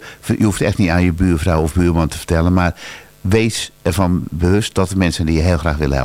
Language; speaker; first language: Dutch; native; Dutch